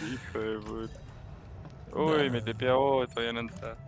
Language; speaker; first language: Spanish; native; Spanish